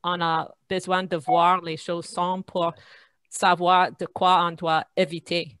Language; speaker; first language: French; non-native, fluent; English